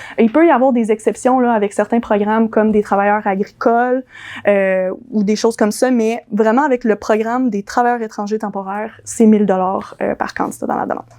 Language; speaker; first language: French; early bilingual, other home language; English